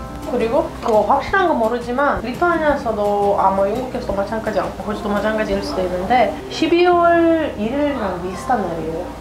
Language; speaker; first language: Korean; non-native, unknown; Lithuanian